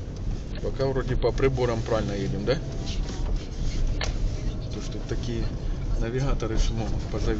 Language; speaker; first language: Russian; native; Russian